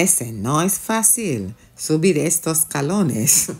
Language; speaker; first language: Spanish; non-native, fluent; English